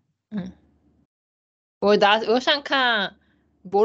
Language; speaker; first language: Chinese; non-native, learner; Japanese